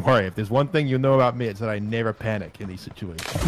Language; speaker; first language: English; native; English